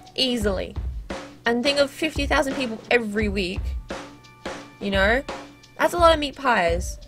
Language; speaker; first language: English; native; English